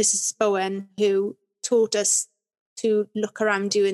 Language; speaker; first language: English; native; English